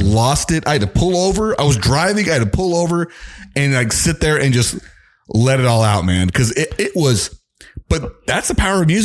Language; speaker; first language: English; native; English